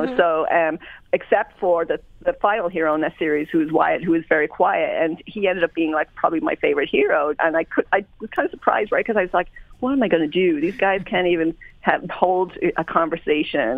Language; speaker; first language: English; native; English